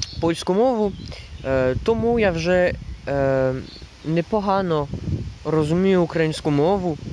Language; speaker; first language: Ukrainian; non-native, learner; French